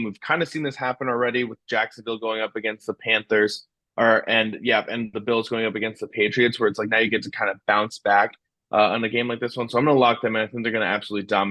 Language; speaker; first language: English; native; English